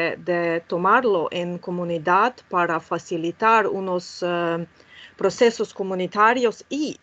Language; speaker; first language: Spanish; non-native, fluent; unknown